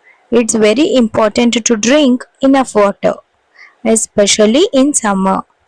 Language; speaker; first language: English; non-native, local second language; Telugu